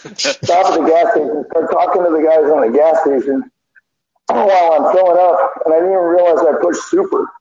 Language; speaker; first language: English; native; English